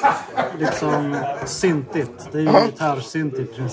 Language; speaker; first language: Swedish; native; Swedish